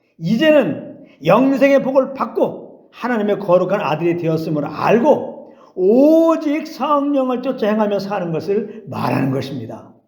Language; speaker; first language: Korean; native; Korean